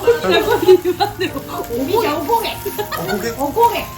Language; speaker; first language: Korean; non-native, fluent; Japanese